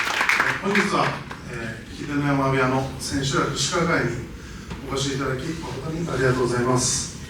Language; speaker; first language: Japanese; native; Japanese